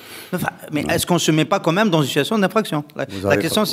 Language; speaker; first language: French; non-native, local second language; Arabic